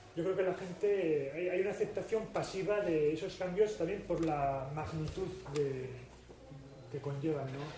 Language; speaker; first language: Spanish; non-native, local second language; Basque